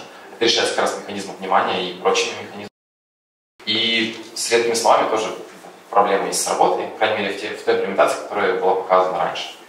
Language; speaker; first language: Russian; native; Russian